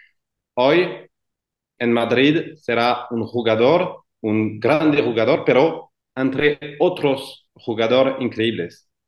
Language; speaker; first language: Spanish; non-native, fluent; French